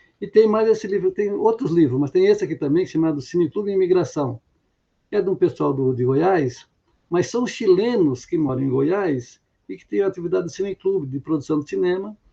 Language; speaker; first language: Portuguese; native; Portuguese